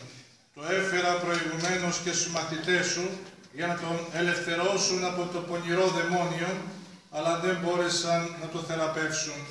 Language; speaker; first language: Greek; native; Greek